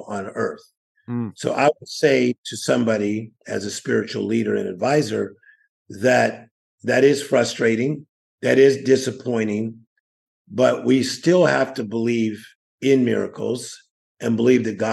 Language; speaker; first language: English; native; English